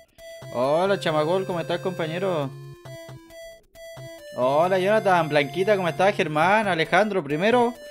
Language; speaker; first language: Spanish; native; Spanish